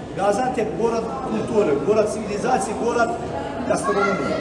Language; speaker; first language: Russian; non-native, fluent; Turkish